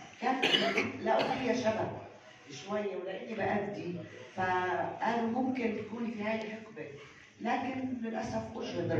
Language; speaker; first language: Arabic; native; Arabic